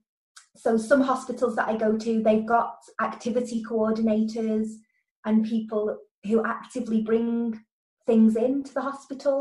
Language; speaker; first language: English; native; English